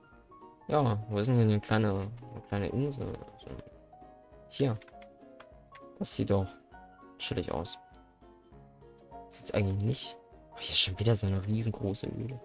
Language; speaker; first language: German; native; German